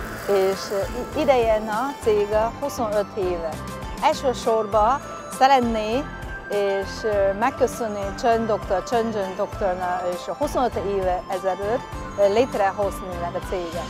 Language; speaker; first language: Hungarian; non-native, learner; Chinese